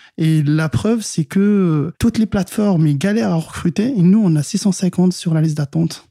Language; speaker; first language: French; non-native, local second language; Arabic